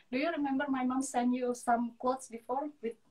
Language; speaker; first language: English; non-native, learner; Indonesian